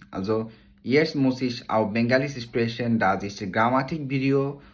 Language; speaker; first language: German; non-native, learner; Bangla